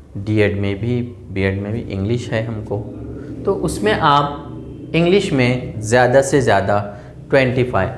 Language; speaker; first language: Hindi; non-native, local second language; Urdu